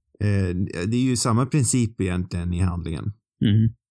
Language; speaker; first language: Swedish; native; Swedish